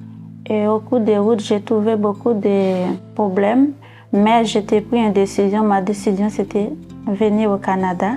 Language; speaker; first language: French; non-native, learner; Haitian Creole